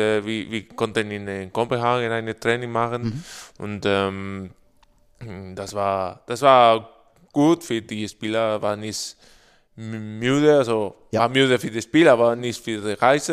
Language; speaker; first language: German; non-native, learner; Spanish